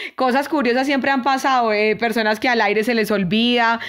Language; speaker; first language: Spanish; native; Spanish